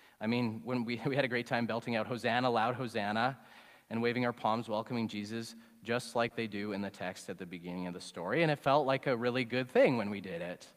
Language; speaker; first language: English; native; English